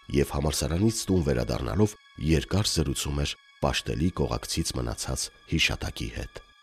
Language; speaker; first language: Armenian; native; Armenian